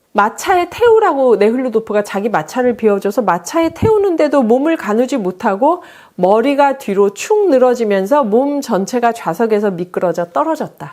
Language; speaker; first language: Korean; native; Korean